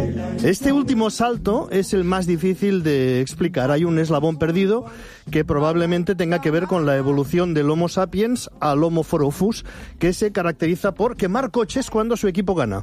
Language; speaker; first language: Spanish; native; Spanish